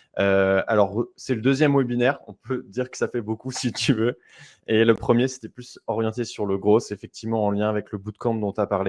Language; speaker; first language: French; native; French